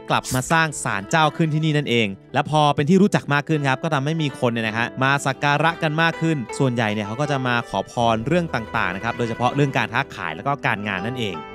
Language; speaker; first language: Thai; native; Thai